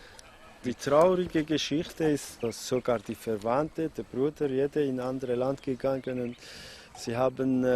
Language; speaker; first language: German; non-native, fluent; Aramaic